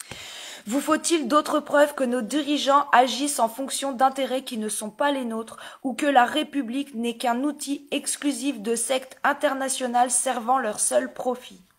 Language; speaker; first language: French; native; French